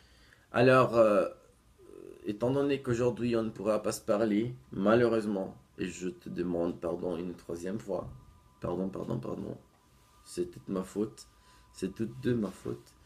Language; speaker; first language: French; non-native, fluent; Portuguese